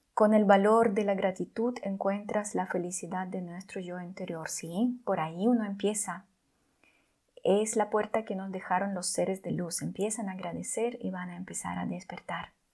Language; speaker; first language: Spanish; non-native, fluent; Russian